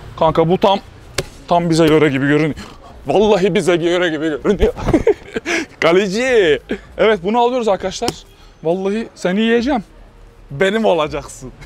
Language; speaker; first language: Turkish; native; Turkish